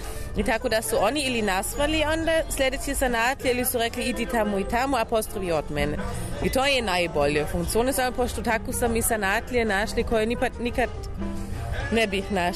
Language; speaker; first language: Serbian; non-native, learner; German